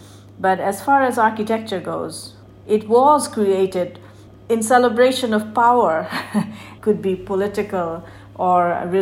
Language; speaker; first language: English; non-native, local second language; Bangla